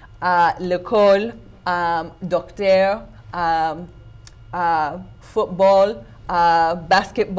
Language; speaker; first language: Haitian Creole; non-native, learner; English